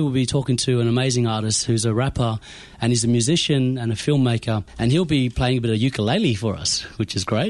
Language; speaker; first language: English; native; English